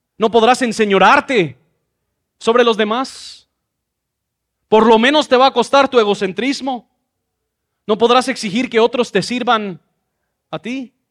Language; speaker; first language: Spanish; non-native, fluent; English